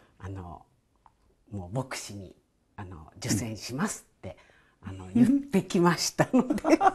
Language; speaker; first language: Japanese; native; Japanese